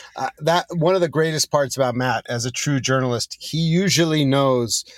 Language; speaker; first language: English; native; English